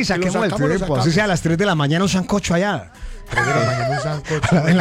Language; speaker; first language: Spanish; native; Spanish